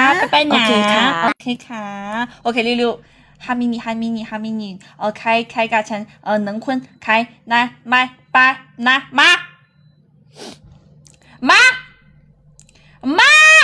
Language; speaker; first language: Thai; non-native, learner; Chinese